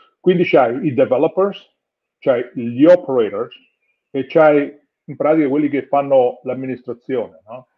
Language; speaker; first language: Italian; native; Italian